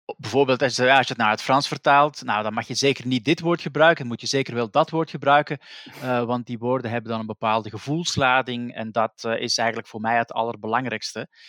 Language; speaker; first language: Dutch; native; Dutch